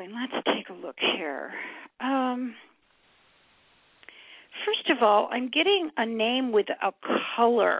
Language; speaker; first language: English; native; English